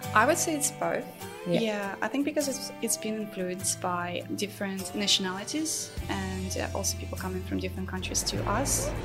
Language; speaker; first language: English; non-native, fluent; Ukrainian